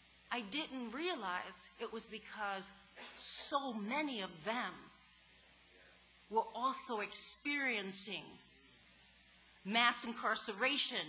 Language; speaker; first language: English; native; English